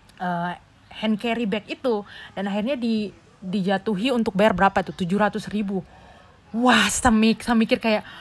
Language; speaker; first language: Indonesian; native; Indonesian